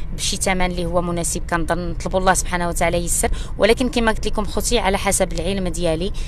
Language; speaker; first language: Arabic; non-native, local second language; Central Atlas Tamazight